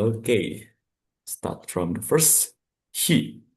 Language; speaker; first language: English; non-native, fluent; Indonesian